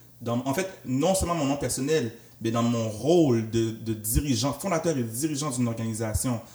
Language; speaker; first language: French; native; French